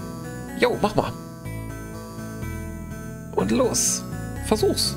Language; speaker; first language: German; native; German